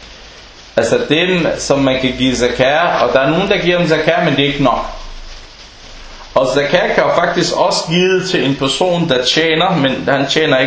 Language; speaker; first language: Danish; non-native, local second language; Arabic